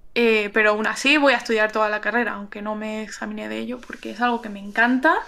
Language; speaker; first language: Spanish; native; Spanish